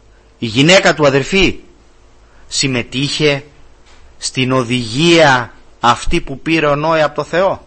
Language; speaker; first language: Greek; native; Greek